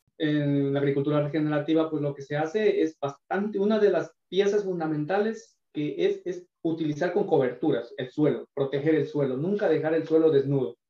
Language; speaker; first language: Spanish; native; Spanish